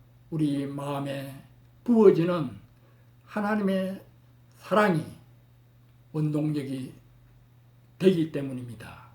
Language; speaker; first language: Korean; native; Korean